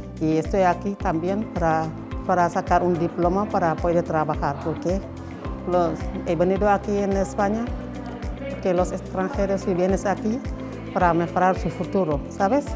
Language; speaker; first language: Spanish; non-native, learner; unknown